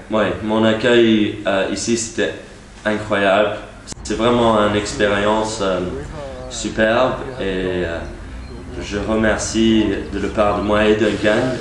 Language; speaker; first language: French; non-native, learner; English